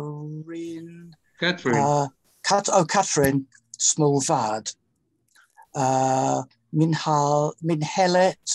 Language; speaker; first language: Hebrew; non-native, learner; English